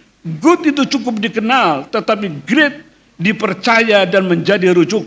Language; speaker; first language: Indonesian; native; Indonesian